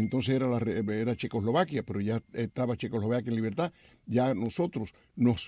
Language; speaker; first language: Spanish; native; Spanish